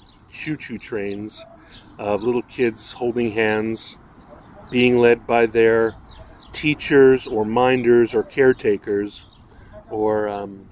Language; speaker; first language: English; native; English